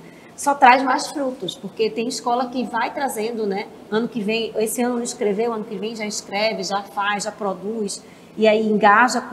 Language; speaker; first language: Portuguese; native; Portuguese